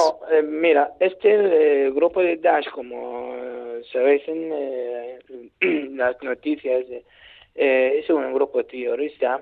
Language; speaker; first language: Spanish; non-native, learner; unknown